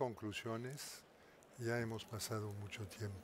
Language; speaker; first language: Spanish; non-native, fluent; French